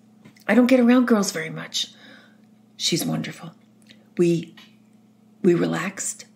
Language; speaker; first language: English; native; English